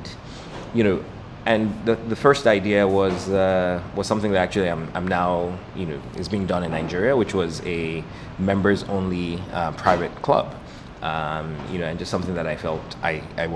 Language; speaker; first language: English; non-native, local second language; Yoruba